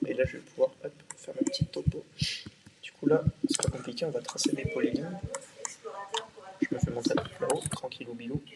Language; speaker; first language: French; native; French